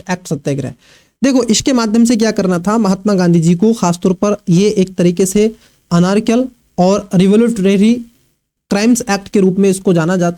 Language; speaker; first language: Hindi; native; Hindi